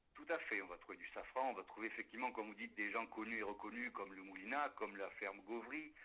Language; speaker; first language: French; native; French